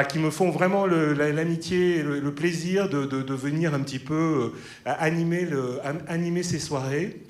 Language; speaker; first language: French; native; French